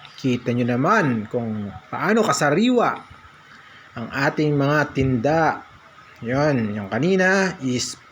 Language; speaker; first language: Filipino; non-native, local second language; Pangasinan